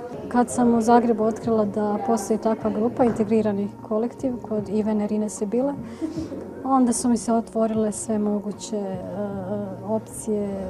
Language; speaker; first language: Bosnian; native; Bosnian